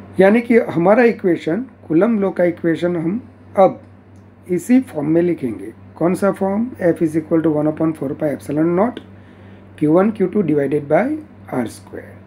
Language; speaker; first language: Hindi; non-native, local second language; Gujarati